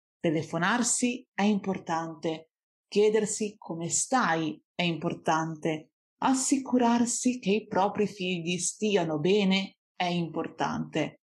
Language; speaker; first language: Italian; native; Italian